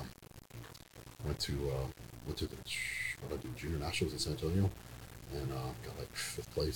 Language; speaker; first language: English; native; English